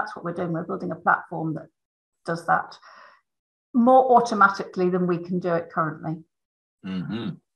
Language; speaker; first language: English; native; English